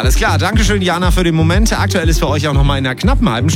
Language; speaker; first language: German; native; German